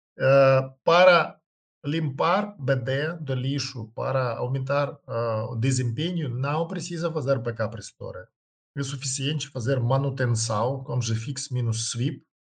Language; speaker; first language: Portuguese; non-native, learner; Russian